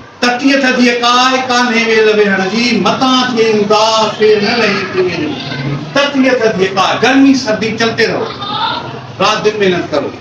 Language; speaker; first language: Urdu; non-native, local second language; Sindhi